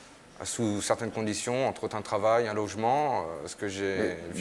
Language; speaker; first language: French; native; French